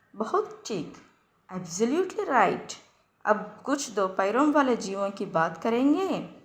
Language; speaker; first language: Hindi; non-native, local second language; Telugu